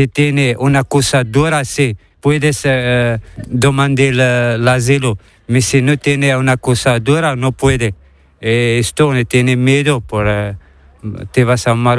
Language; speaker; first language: Spanish; non-native, learner; Arabic